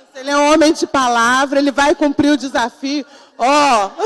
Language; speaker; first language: Portuguese; native; Portuguese